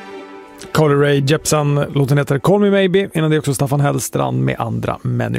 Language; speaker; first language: Swedish; native; Swedish